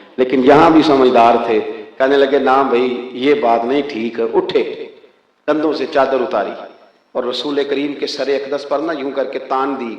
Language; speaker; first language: Urdu; non-native, local second language; Punjabi